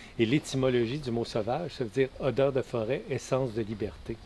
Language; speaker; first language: French; native; French